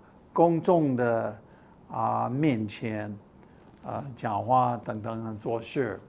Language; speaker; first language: Chinese; non-native, fluent; English